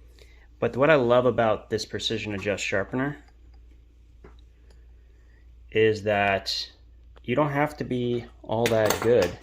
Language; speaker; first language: English; native; English